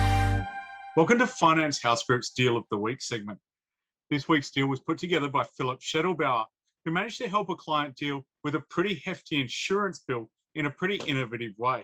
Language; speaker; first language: English; native; English